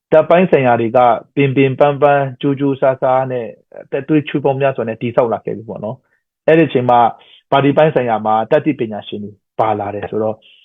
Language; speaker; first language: Burmese; non-native, local second language; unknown